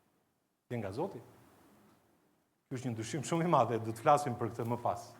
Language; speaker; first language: Albanian; native; Albanian